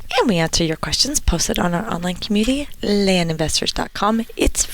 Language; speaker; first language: English; native; English